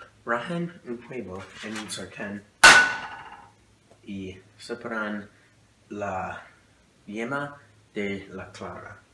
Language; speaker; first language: Spanish; non-native, learner; English